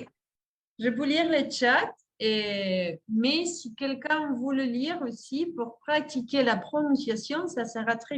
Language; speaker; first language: French; non-native, fluent; Spanish